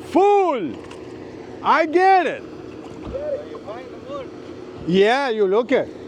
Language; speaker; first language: English; non-native, learner; Persian